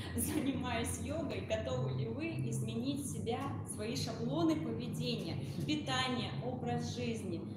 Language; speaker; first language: Russian; native; Russian